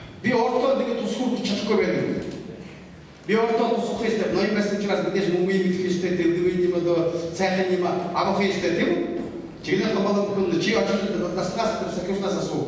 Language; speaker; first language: Mongolian; non-native, learner; Buriat